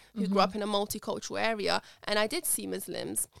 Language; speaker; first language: English; early bilingual, other home language; Arabic